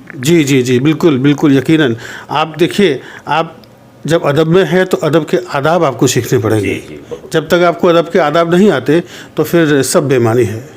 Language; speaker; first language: Hindi; native; Hindi